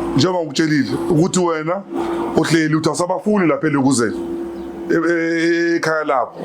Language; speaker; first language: Zulu; non-native, local second language; Venda